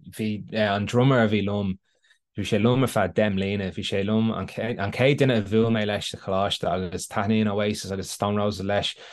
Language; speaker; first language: Irish; non-native, local second language; English